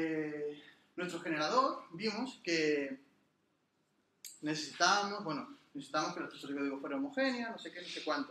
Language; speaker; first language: Spanish; native; Spanish